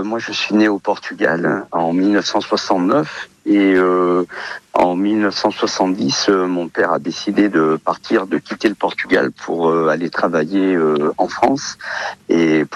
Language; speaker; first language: French; early bilingual, other home language; Portuguese